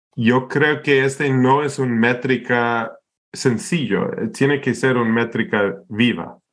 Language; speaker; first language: Spanish; non-native, fluent; English